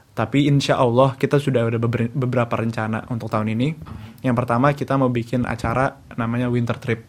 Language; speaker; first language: Indonesian; native; Indonesian